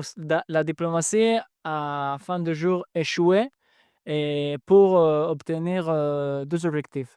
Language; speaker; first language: French; non-native, fluent; Hebrew